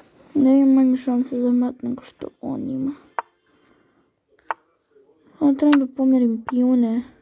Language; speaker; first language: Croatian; early bilingual, heritage; Croatian